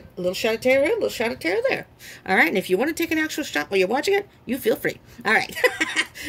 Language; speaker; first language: English; native; English